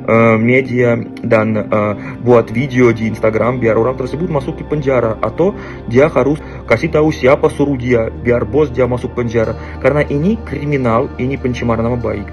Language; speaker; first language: Indonesian; non-native, fluent; Russian